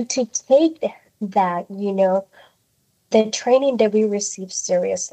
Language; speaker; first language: English; non-native, fluent; Spanish